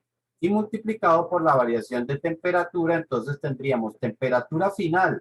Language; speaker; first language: Spanish; native; Spanish